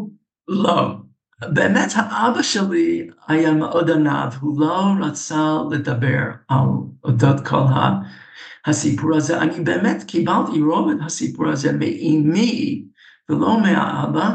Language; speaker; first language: Hebrew; non-native, fluent; English